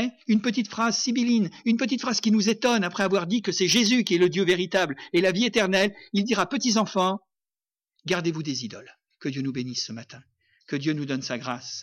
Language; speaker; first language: French; native; French